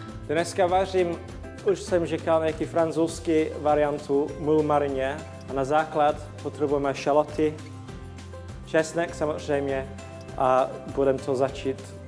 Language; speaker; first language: Czech; non-native, learner; English